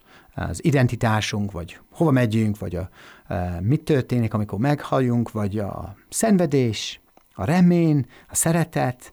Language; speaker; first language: Hungarian; non-native, fluent; English